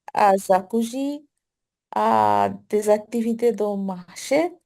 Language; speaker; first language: French; non-native, learner; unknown